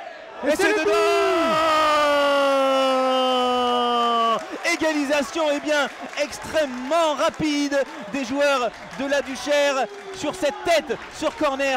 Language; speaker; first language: French; native; French